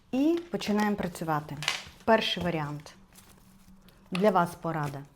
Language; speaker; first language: Ukrainian; non-native, local second language; Russian